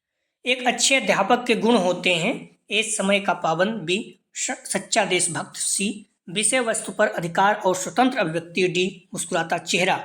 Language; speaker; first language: Hindi; native; Hindi